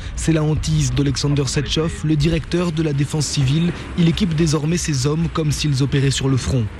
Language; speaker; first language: French; native; French